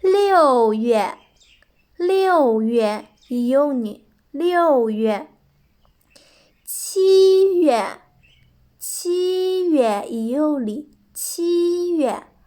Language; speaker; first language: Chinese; non-native, fluent; Kyrgyz